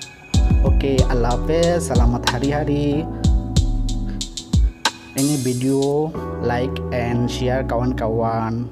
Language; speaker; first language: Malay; non-native, learner; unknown